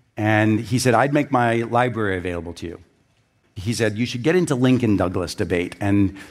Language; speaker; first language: English; native; English